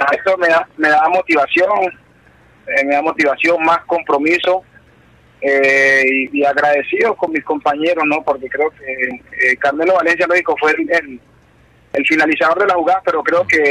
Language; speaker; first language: Spanish; native; Spanish